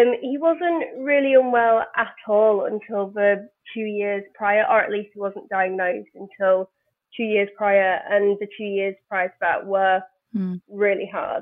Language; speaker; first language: English; native; English